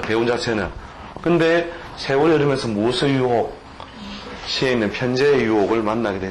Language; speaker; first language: Korean; native; Korean